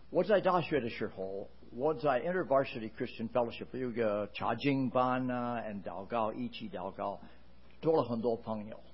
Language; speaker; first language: Chinese; non-native, fluent; English